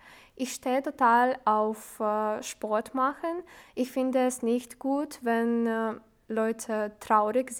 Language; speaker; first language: German; non-native, learner; Ukrainian